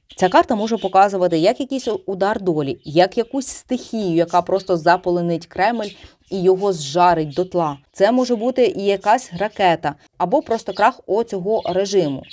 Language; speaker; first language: Ukrainian; non-native, local second language; Russian